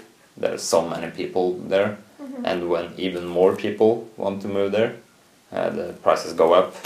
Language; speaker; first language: English; non-native, fluent; Norwegian